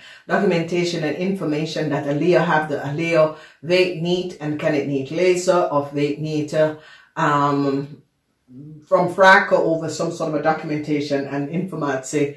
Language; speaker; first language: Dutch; non-native, fluent; English